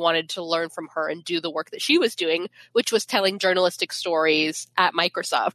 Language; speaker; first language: English; native; English